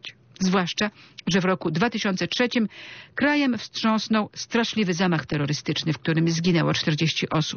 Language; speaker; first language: Polish; native; Polish